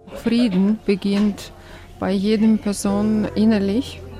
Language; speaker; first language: German; non-native, fluent; Russian